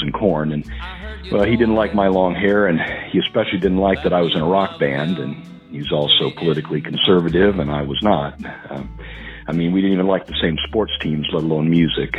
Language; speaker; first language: English; native; English